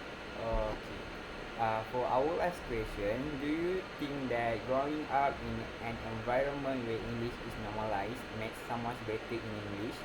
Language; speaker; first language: English; non-native, local second language; Malay